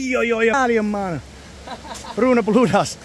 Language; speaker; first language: Portuguese; non-native, learner; Finnish